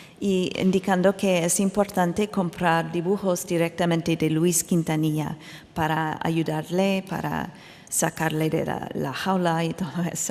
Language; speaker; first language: Spanish; non-native, fluent; English